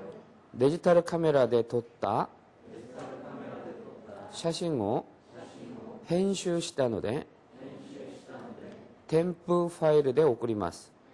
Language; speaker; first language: Japanese; non-native, local second language; Korean